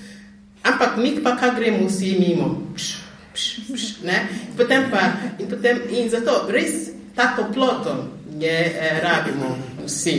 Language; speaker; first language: Slovenian; non-native, fluent; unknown